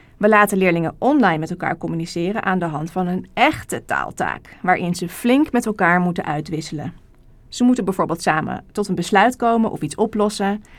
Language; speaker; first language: Dutch; native; Dutch